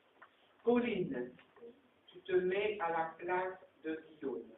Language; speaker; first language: French; native; French